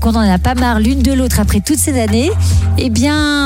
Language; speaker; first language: French; native; French